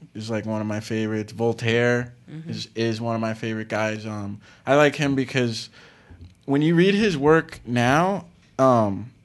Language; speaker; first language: English; native; English